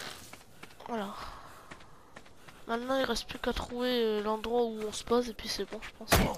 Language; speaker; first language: French; native; French